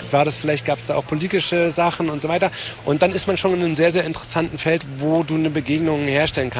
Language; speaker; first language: German; native; German